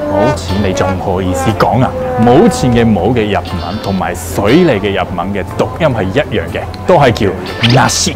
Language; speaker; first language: Chinese; non-native, fluent; Japanese